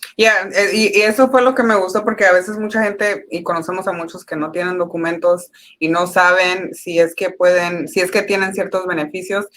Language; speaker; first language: Spanish; early bilingual, heritage; Spanish